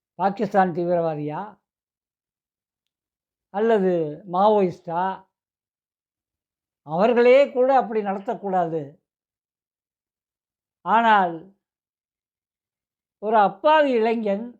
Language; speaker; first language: Tamil; native; Tamil